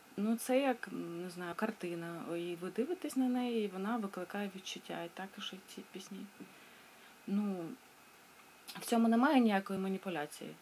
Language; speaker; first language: Ukrainian; non-native, local second language; Russian